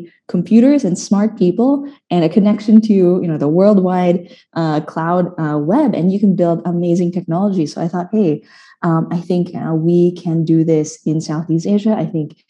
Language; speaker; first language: English; non-native, local second language; Filipino